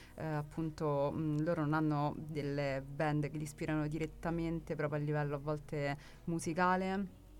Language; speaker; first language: Italian; native; Italian